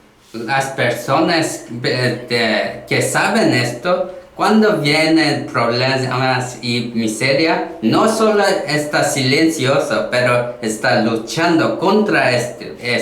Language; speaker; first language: Spanish; non-native, learner; Korean